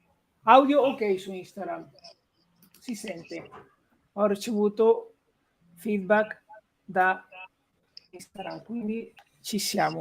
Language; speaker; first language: Italian; native; Italian